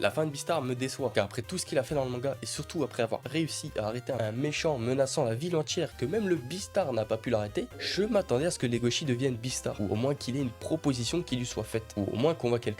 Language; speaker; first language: French; native; French